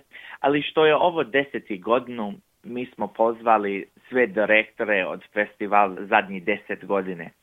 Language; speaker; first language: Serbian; early bilingual, heritage; English